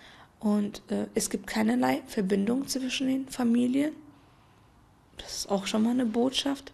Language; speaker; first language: German; early bilingual, other home language; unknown